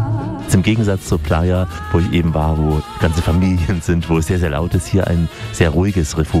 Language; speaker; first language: German; native; German